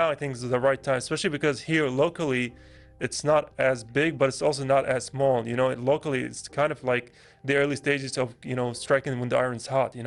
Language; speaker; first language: English; non-native, fluent; Arabic